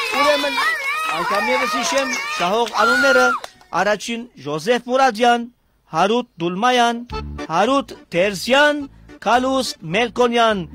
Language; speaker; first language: Armenian; early bilingual, heritage; Armenian